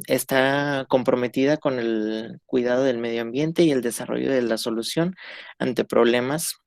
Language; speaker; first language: Spanish; native; Spanish